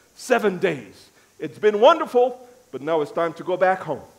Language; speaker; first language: English; native; English